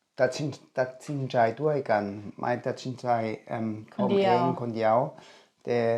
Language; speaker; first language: Thai; non-native, learner; German